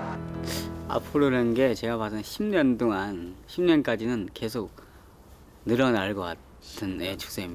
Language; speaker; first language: Korean; non-native, fluent; Chinese